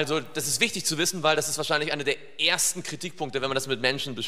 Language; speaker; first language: German; native; German